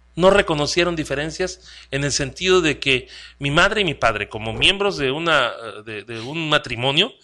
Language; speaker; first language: Spanish; native; Spanish